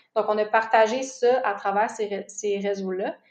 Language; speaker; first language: French; native; French